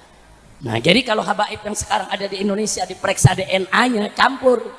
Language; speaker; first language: Indonesian; native; Indonesian